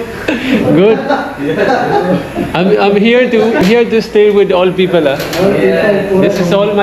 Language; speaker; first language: English; non-native, learner; Burmese